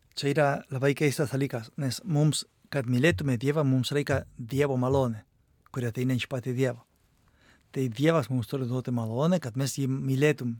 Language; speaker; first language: Lithuanian; non-native, fluent; Spanish